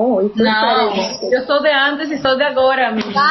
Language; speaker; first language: Spanish; native; Spanish